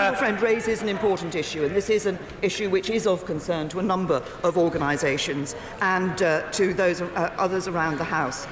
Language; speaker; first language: English; native; English